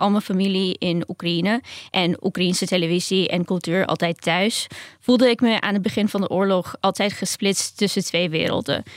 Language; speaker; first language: Dutch; early bilingual, other home language; Ukrainian